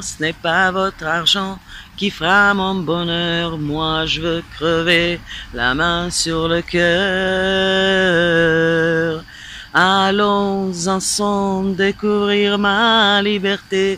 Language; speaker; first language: French; non-native, fluent; Serbian